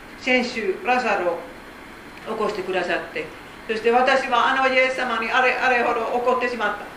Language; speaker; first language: Japanese; non-native, fluent; Finnish